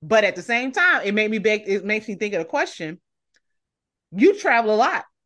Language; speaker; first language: English; native; English